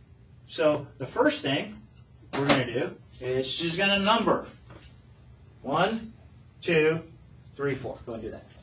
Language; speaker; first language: English; native; English